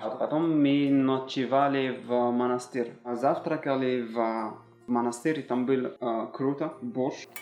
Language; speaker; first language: Russian; non-native, learner; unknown